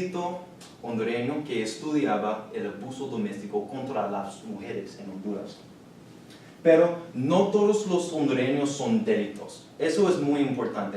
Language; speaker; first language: Spanish; non-native, learner; English